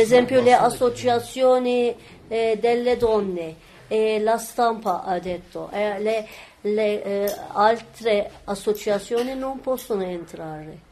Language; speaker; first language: Italian; non-native, learner; Turkish